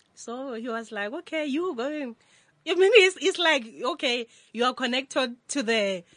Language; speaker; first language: English; non-native, local second language; Northern Sotho